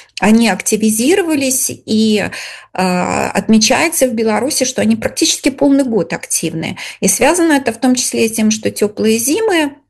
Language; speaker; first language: Russian; native; Russian